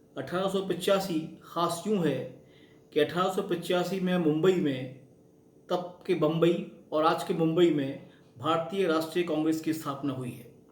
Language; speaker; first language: Hindi; native; Hindi